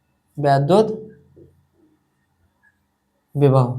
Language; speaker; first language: Hindi; native; Hindi